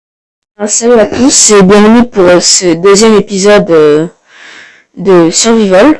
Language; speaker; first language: French; native; French